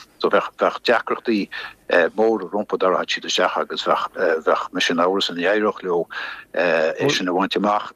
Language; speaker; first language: Irish; native; Irish